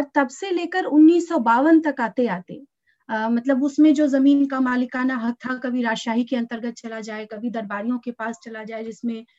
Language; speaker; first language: Hindi; native; Hindi